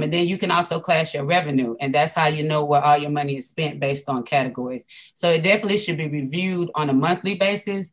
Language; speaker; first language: English; native; English